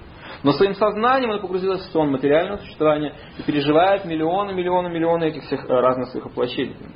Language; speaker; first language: Russian; native; Russian